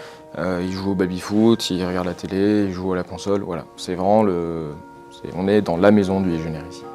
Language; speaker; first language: French; native; French